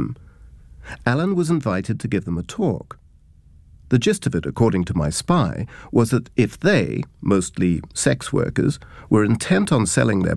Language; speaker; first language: English; native; English